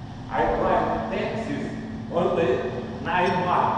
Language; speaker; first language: English; non-native, learner; Russian